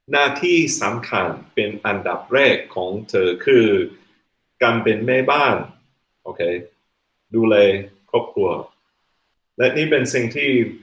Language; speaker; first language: Thai; non-native, fluent; English